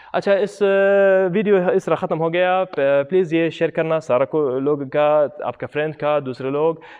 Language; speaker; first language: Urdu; non-native, local second language; Punjabi